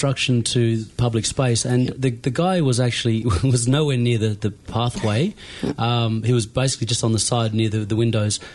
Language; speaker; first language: English; native; English